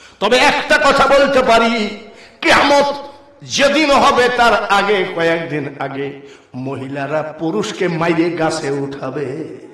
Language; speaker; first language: Bangla; native; Bangla